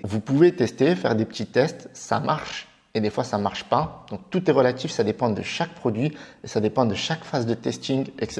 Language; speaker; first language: French; native; French